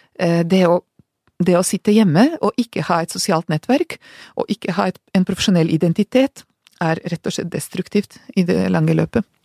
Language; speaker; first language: Norwegian; non-native, fluent; Hungarian